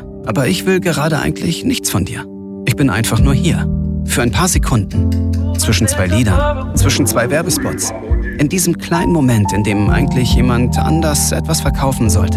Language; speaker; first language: German; native; German